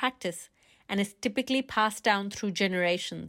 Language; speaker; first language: English; non-native, local second language; Bangla